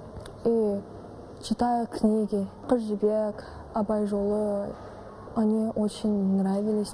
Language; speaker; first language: Russian; non-native, local second language; Korean